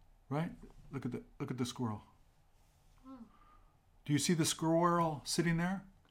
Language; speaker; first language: English; native; English